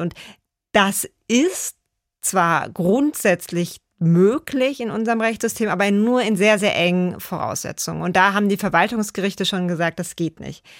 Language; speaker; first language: German; native; German